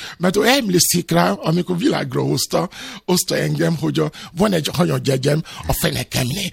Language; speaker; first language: Hungarian; non-native, learner; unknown